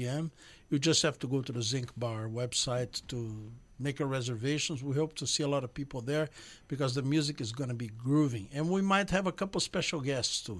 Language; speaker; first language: English; non-native, fluent; Portuguese